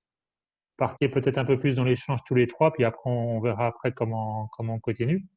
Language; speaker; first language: French; native; French